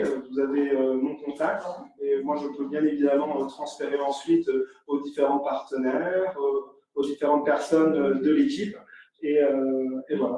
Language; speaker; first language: French; native; French